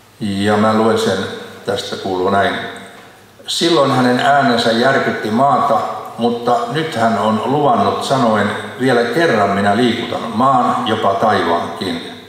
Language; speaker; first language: Finnish; native; Finnish